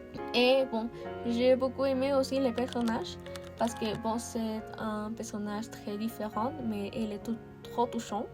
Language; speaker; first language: French; non-native, learner; Spanish